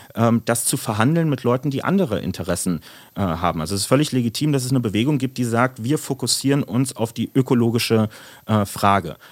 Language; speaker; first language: German; native; German